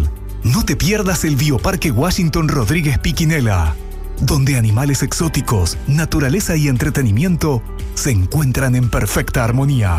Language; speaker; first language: Spanish; native; Spanish